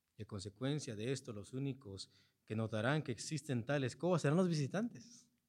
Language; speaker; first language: Spanish; early bilingual, heritage; Spanish